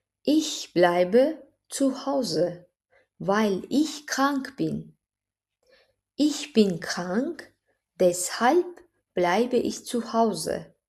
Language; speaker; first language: German; non-native, fluent; Azerbaijani